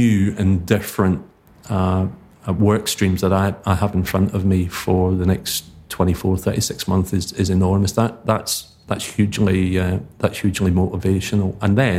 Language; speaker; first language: English; native; English